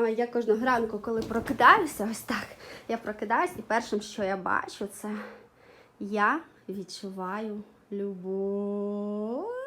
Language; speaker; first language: Ukrainian; non-native, local second language; Russian